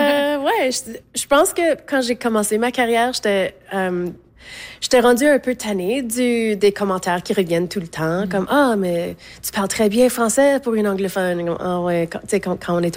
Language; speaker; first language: French; native; French